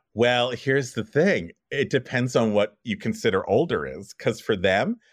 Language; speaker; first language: English; native; English